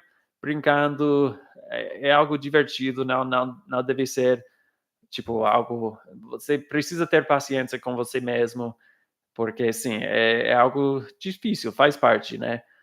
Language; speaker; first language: Portuguese; non-native, fluent; English